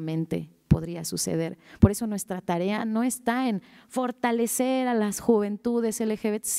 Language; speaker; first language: Spanish; native; Spanish